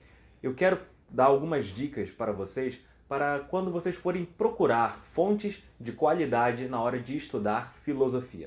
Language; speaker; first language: Portuguese; native; Portuguese